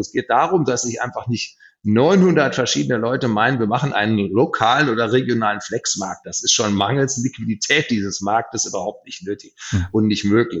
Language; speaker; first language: German; native; German